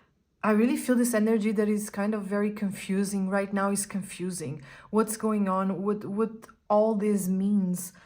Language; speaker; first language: English; non-native, fluent; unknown